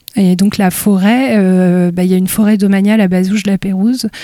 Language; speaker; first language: French; native; French